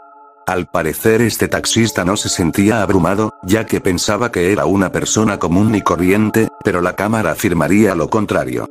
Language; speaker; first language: Spanish; native; Spanish